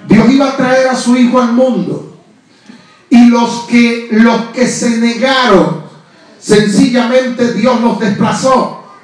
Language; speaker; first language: Spanish; native; Spanish